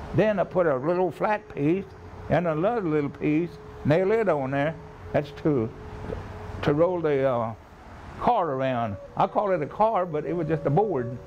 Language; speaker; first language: English; native; English